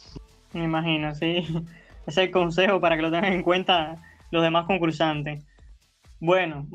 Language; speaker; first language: Spanish; native; Spanish